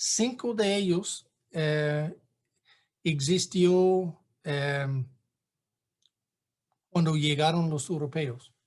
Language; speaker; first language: Spanish; non-native, fluent; English